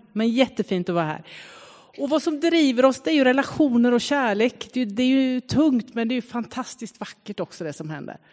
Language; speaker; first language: Swedish; native; Swedish